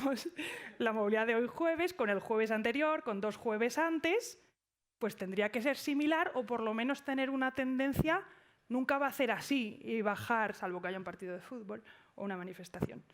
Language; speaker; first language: Spanish; native; Spanish